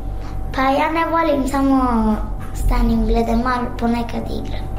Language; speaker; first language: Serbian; non-native, learner; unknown